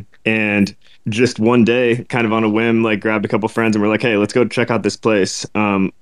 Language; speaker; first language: English; native; English